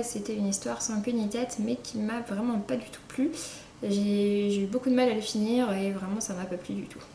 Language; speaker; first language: French; native; French